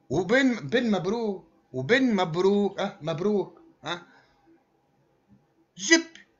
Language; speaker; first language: Arabic; native; Arabic